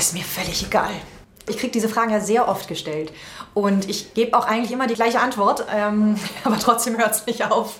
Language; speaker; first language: German; native; German